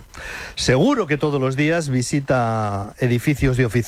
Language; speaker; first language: Spanish; native; Spanish